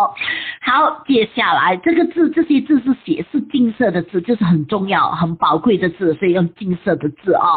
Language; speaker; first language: Chinese; native; Chinese